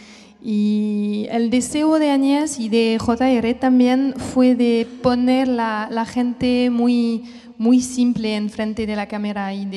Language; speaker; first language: Spanish; non-native, fluent; French